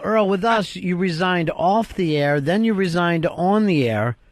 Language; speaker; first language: English; native; English